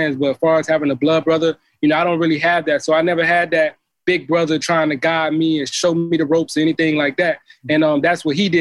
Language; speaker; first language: English; native; English